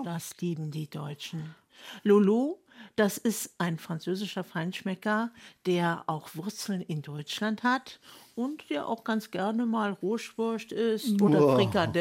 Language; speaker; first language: German; native; German